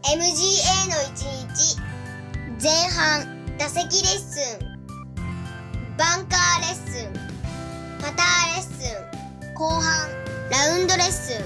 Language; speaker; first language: Japanese; native; Japanese